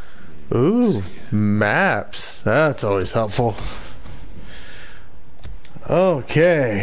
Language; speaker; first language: English; native; English